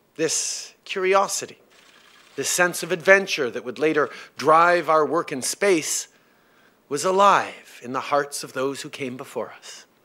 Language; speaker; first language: English; early bilingual, other home language; French